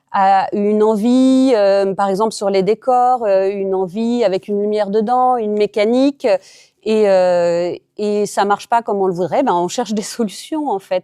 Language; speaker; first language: French; native; French